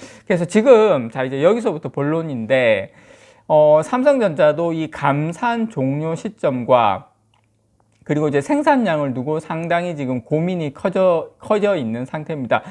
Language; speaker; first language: Korean; native; Korean